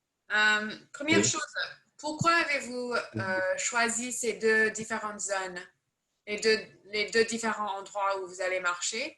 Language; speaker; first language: French; non-native, fluent; English